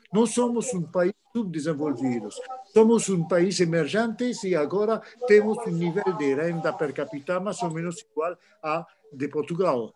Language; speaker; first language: Portuguese; non-native, fluent; French